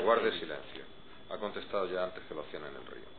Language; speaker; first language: Spanish; native; Spanish